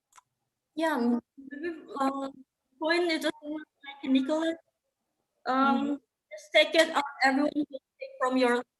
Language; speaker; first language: English; non-native, learner; Indonesian